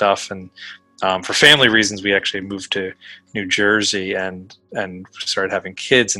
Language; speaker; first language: English; native; English